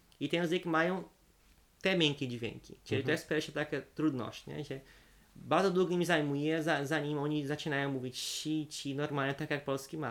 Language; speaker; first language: Polish; non-native, fluent; Portuguese